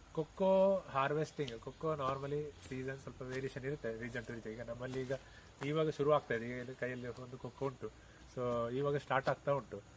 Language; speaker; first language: Kannada; native; Kannada